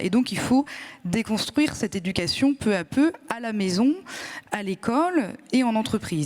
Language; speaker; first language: French; native; French